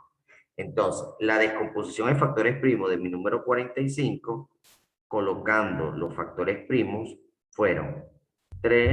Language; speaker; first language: Spanish; native; Spanish